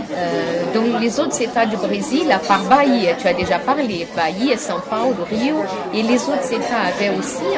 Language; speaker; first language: French; non-native, fluent; Portuguese